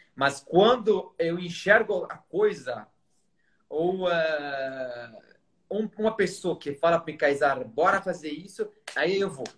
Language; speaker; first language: Portuguese; non-native, fluent; Arabic